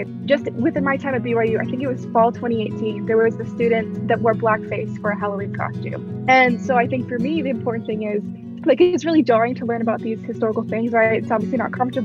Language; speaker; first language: English; native; English